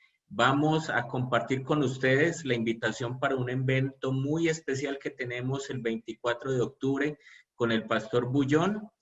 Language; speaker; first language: Spanish; native; Spanish